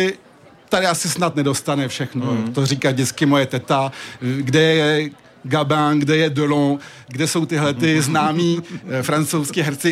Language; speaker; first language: Czech; early bilingual, heritage; French